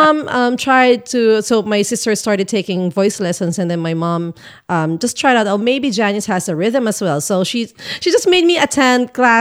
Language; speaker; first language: English; non-native, local second language; Filipino